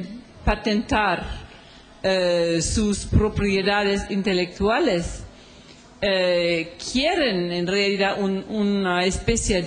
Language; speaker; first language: Spanish; non-native, fluent; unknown